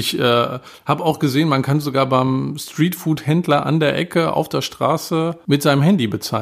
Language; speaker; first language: German; native; German